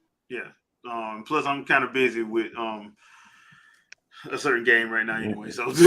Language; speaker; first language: English; native; English